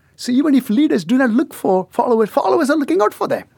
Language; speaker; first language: English; non-native, local second language; Tamil